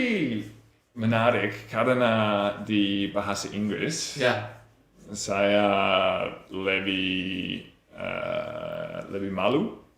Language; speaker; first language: Indonesian; non-native, learner; English